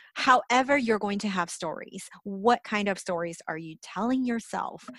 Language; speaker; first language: English; native; English